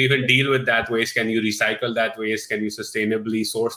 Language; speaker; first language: English; non-native, local second language; Urdu